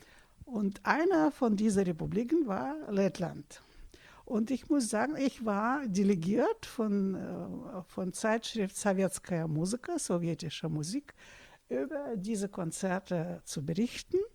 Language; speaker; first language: German; non-native, fluent; Russian